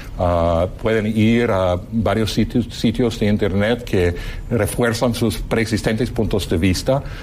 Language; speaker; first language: Spanish; non-native, fluent; English